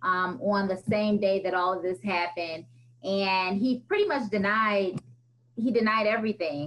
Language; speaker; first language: English; native; English